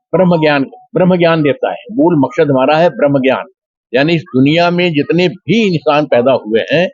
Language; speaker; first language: Hindi; native; Hindi